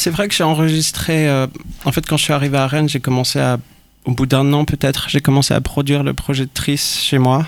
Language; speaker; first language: French; native; French